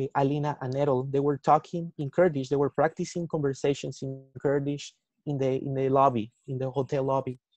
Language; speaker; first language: English; non-native, fluent; Spanish